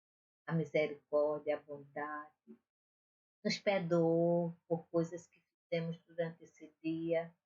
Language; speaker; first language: Portuguese; native; Portuguese